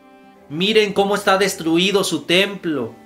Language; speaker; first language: Spanish; native; Spanish